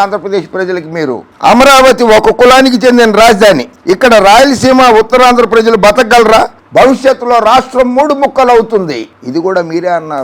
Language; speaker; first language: Telugu; native; Telugu